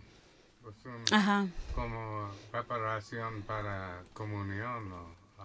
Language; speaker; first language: Spanish; non-native, learner; English